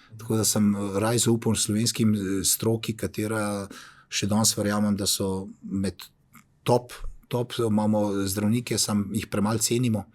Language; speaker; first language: Slovenian; early bilingual, other home language; Bosnian